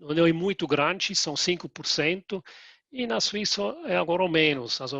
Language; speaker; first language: Portuguese; non-native, fluent; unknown